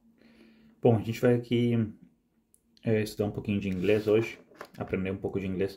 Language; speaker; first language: Portuguese; non-native, fluent; Spanish